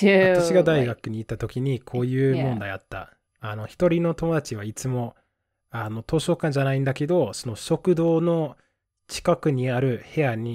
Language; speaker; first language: Japanese; non-native, fluent; English